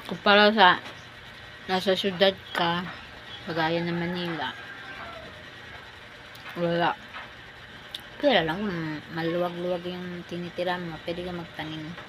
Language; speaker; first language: Filipino; non-native, local second language; Cebuano